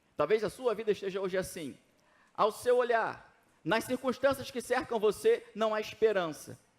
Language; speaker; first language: Portuguese; native; Portuguese